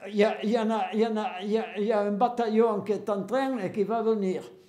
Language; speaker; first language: French; native; French